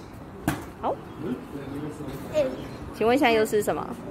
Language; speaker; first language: Chinese; native; Chinese